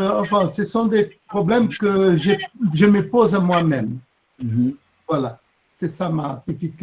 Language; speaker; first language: French; non-native, fluent; Portuguese